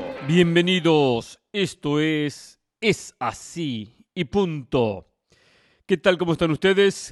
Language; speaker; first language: Spanish; native; Spanish